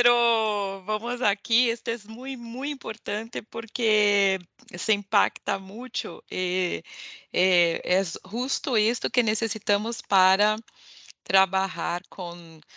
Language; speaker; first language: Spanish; non-native, fluent; Portuguese